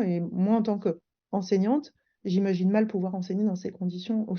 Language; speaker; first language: French; native; French